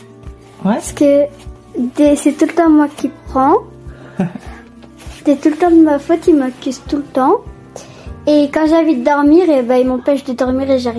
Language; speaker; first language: French; non-native, learner; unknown